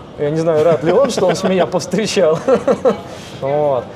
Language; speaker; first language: Russian; native; Russian